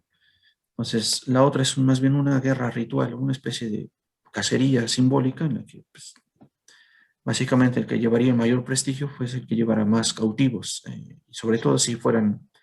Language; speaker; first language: Spanish; native; Spanish